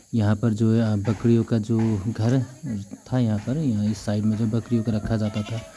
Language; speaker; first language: Hindi; non-native, local second language; Nepali